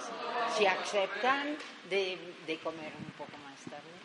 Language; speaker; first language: Spanish; non-native, fluent; French